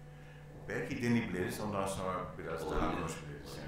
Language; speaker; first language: Turkish; non-native, learner; English